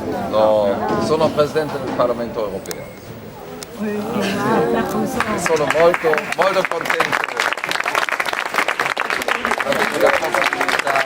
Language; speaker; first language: Italian; non-native, learner; German